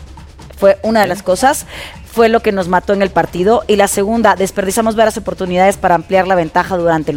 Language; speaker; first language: Spanish; native; Spanish